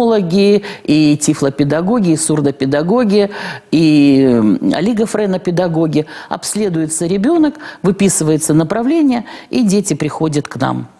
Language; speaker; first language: Russian; native; Russian